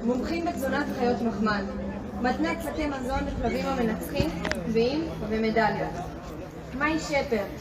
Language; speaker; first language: Hebrew; native; Hebrew